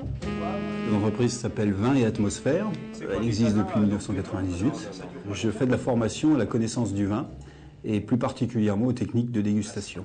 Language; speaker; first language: French; native; French